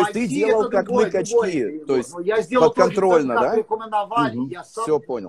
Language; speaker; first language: Russian; native; Russian